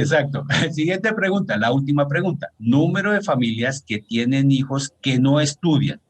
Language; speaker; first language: Spanish; native; Spanish